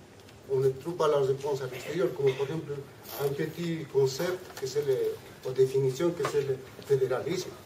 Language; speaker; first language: French; non-native, learner; Spanish